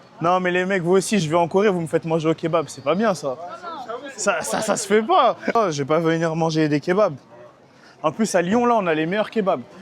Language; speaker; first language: French; early bilingual, other home language; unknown